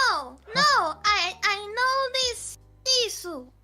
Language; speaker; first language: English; non-native, learner; Min Nan Chinese